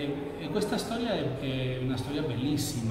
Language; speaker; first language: Italian; non-native, fluent; Catalan